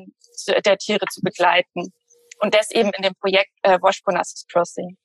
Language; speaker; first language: German; native; German